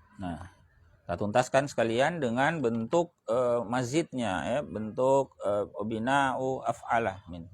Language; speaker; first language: Indonesian; native; Indonesian